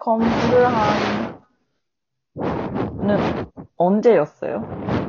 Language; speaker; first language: Korean; non-native, learner; Japanese